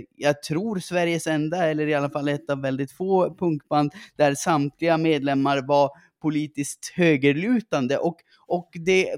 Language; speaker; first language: Swedish; native; Swedish